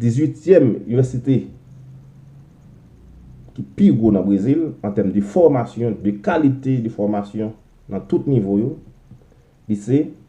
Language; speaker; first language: French; non-native, local second language; Haitian Creole